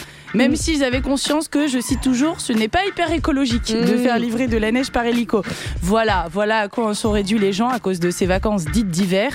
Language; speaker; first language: French; native; French